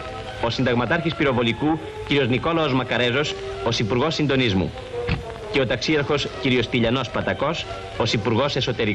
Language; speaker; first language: Greek; native; Greek